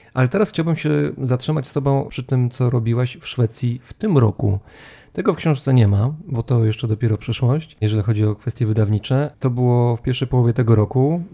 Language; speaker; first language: Polish; native; Polish